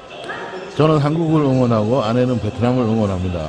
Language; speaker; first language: Korean; native; Korean